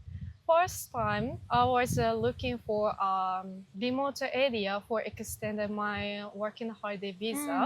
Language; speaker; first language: English; non-native, learner; Japanese